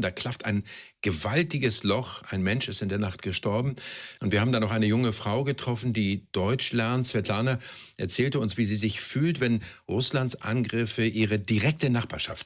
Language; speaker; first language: German; native; German